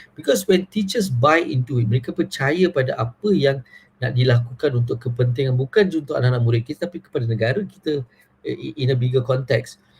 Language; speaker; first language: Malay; non-native, local second language; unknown